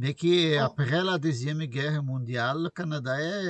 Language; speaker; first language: French; non-native, learner; Portuguese